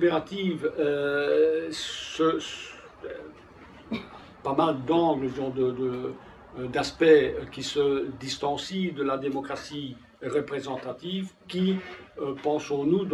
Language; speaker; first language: French; native; French